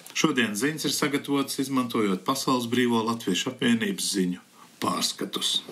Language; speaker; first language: Latvian; early bilingual, heritage; Latvian